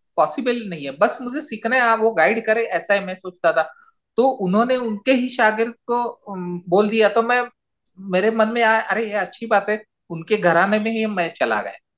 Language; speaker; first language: Hindi; non-native, local second language; Marathi